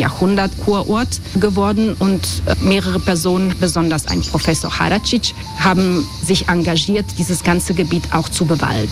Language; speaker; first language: German; non-native, fluent; Croatian